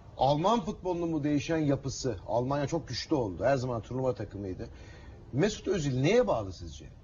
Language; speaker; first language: Turkish; native; Turkish